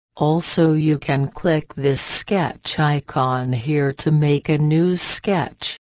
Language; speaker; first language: English; non-native, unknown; Persian